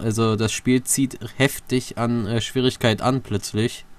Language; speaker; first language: German; native; German